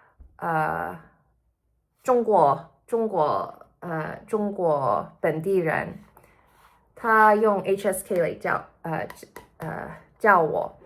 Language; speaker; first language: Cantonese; early bilingual, heritage; Cantonese